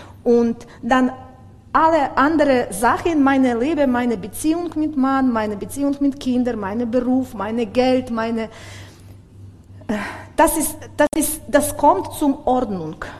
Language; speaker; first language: German; non-native, learner; Ukrainian